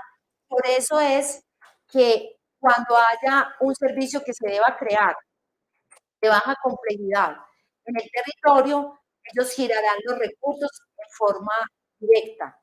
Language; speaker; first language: Spanish; native; Spanish